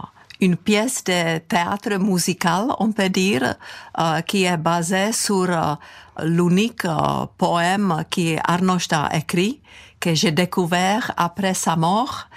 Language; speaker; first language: French; non-native, fluent; Czech